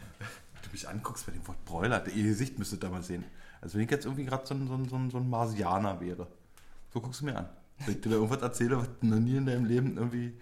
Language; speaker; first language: German; early bilingual, other home language; Polish